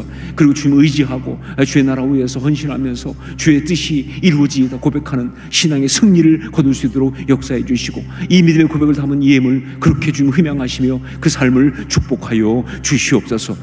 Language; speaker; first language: Korean; native; Korean